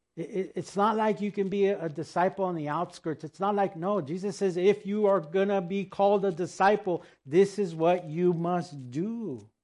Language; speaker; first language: English; early bilingual, other home language; Spanish